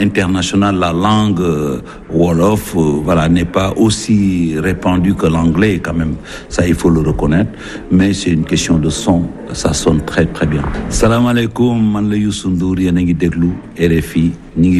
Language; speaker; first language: French; non-native, local second language; Wolof